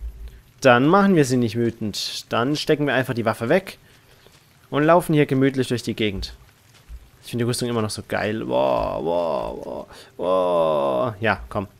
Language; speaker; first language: German; native; German